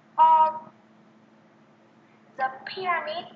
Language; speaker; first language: English; non-native, learner; Vietnamese